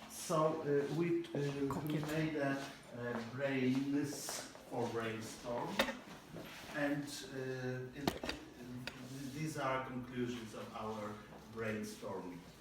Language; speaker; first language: English; non-native, learner; Polish